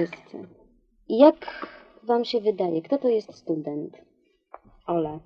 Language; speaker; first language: Polish; native; Polish